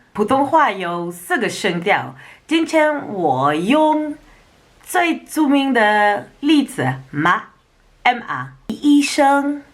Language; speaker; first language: Chinese; non-native, learner; Dutch